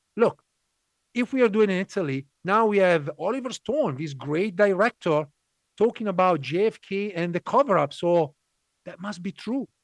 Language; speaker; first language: English; non-native, fluent; Italian